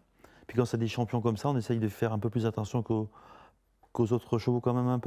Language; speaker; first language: French; native; French